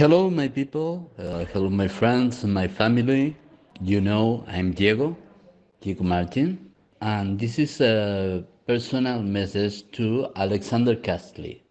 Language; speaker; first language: English; non-native, learner; Spanish